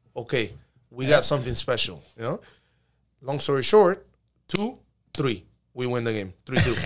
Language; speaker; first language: English; early bilingual, other home language; Spanish